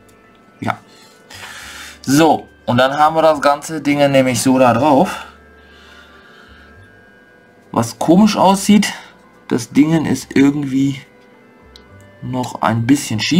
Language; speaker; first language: German; native; German